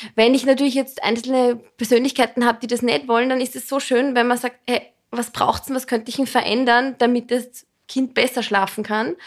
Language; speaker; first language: German; non-native, fluent; Serbian